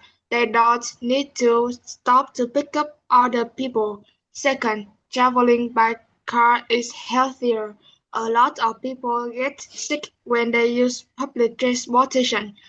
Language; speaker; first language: English; non-native, learner; Vietnamese